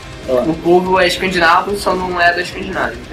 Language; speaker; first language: Portuguese; native; Portuguese